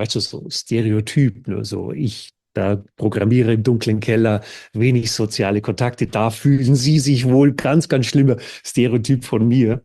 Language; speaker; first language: German; native; German